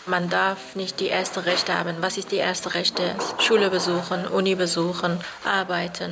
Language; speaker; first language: German; non-native, learner; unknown